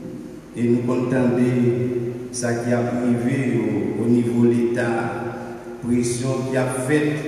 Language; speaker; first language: French; non-native, local second language; Haitian Creole